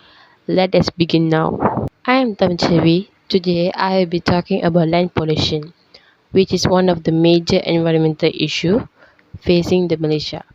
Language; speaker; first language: English; non-native, local second language; Tamil